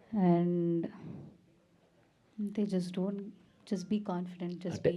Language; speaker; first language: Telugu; non-native, fluent; Malayalam